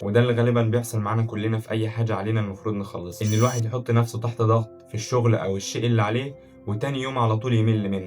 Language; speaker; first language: Arabic; native; Arabic